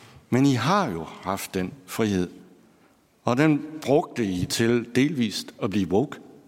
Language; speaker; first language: Danish; native; Danish